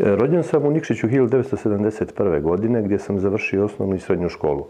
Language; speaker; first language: Serbian; native; Serbian